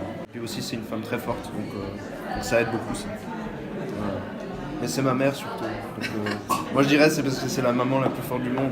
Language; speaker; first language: French; early bilingual, other home language; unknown